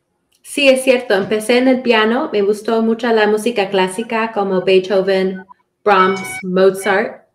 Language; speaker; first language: Spanish; early bilingual, heritage; Spanish